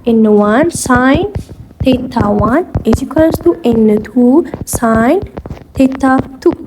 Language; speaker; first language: English; non-native, local second language; Amharic